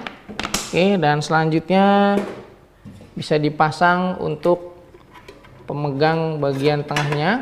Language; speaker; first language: Indonesian; native; Indonesian